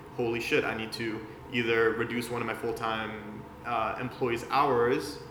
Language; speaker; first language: English; early bilingual, other home language; Persian